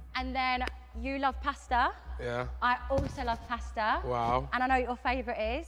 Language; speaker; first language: English; native; English